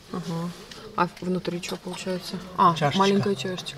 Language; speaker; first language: Russian; native; Russian